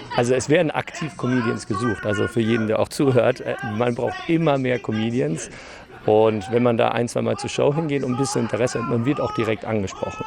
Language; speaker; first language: German; early bilingual, other home language; English